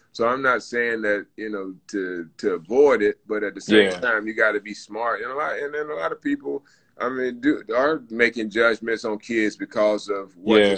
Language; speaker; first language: English; native; English